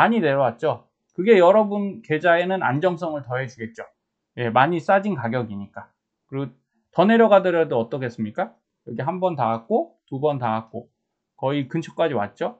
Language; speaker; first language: Korean; native; Korean